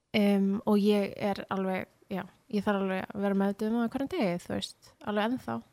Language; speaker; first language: Icelandic; native; Icelandic